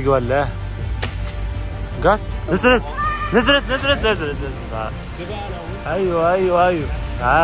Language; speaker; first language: Arabic; native; Arabic